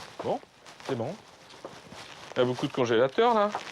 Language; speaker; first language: French; native; French